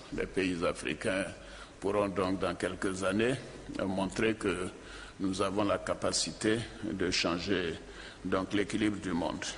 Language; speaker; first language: French; non-native, local second language; Dyula